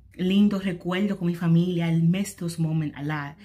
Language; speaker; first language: Spanish; native; Spanish